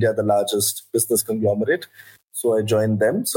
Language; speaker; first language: English; non-native, local second language; Hindi